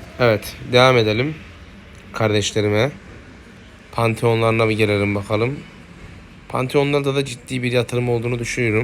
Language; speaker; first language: Turkish; native; Turkish